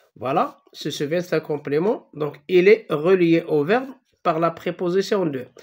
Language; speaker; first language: French; non-native, local second language; Arabic